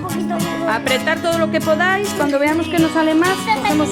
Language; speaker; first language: Spanish; native; Spanish